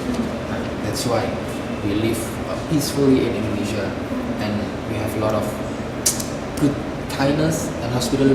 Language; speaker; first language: English; non-native, fluent; Indonesian